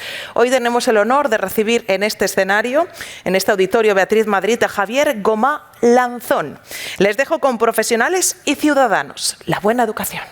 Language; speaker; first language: Spanish; native; Spanish